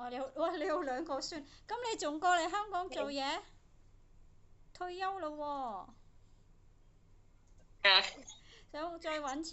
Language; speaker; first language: Cantonese; native; Cantonese